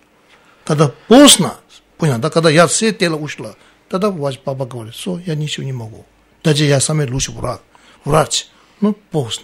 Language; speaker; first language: Russian; non-native, learner; Tibetan